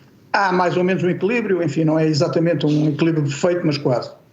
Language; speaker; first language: Portuguese; native; Portuguese